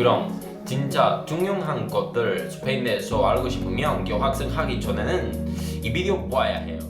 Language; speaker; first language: Korean; non-native, learner; Spanish